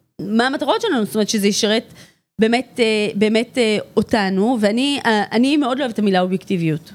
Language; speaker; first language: Hebrew; native; Hebrew